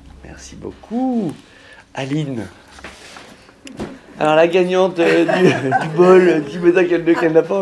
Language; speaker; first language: French; native; French